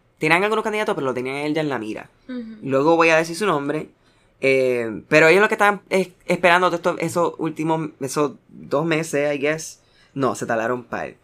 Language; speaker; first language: Spanish; early bilingual, heritage; Spanish